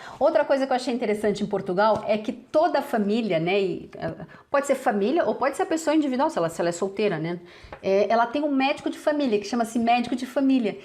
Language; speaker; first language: Portuguese; native; Portuguese